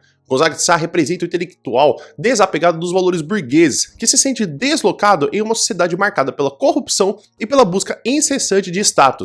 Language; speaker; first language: Portuguese; native; Portuguese